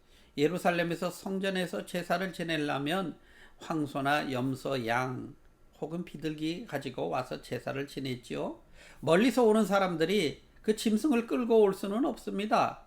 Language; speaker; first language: Korean; native; Korean